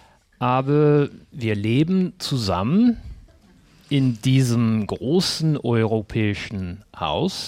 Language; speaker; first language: German; non-native, fluent; English